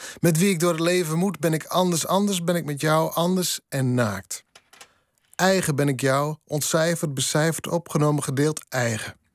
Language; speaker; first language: Dutch; non-native, local second language; Western Frisian